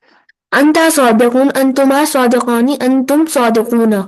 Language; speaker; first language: Arabic; non-native, learner; Urdu